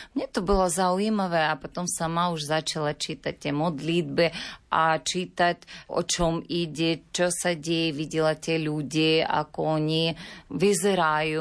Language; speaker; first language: Slovak; non-native, learner; Ukrainian